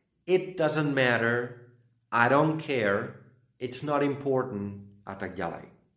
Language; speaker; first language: English; non-native, fluent; Slovak